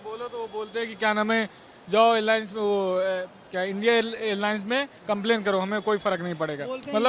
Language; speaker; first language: Hindi; native; Hindi